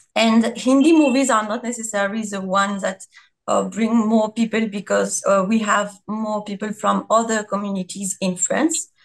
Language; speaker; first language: English; non-native, fluent; French